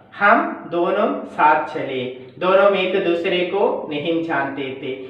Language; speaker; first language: Hindi; non-native, local second language; Malayalam